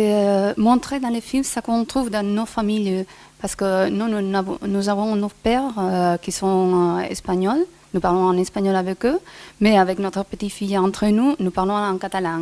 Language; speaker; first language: French; non-native, fluent; Spanish